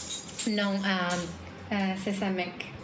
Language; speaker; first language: French; non-native, learner; Korean